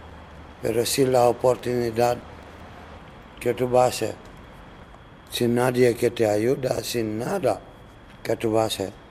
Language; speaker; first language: Spanish; non-native, learner; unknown